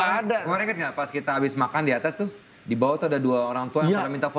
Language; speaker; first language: Indonesian; native; Indonesian